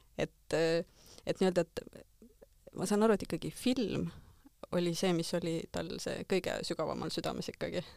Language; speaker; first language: Estonian; native; Estonian